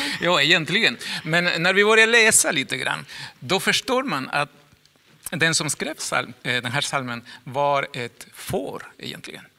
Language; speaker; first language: Swedish; non-native, fluent; Spanish